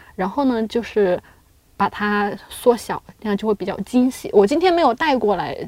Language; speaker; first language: Chinese; native; Chinese